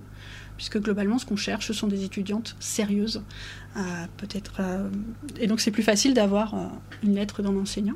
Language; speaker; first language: French; native; French